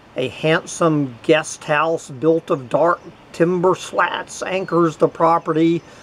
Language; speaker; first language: English; native; English